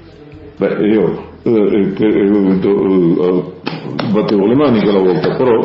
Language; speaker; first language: Italian; early bilingual, heritage; Italian